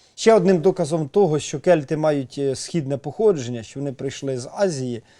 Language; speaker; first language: Ukrainian; native; Ukrainian